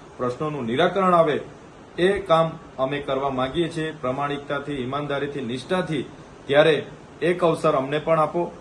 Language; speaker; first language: Gujarati; non-native, local second language; Vasavi